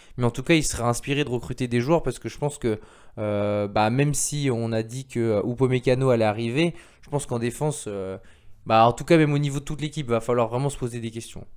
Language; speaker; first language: French; native; French